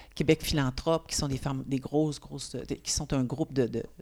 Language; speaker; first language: French; native; French